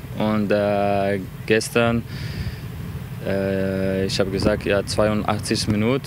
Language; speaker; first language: German; non-native, learner; French